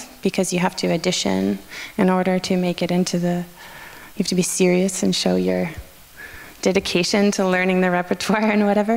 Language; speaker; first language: English; native; English